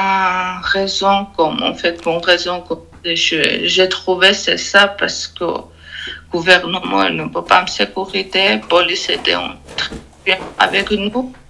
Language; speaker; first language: French; non-native, learner; Georgian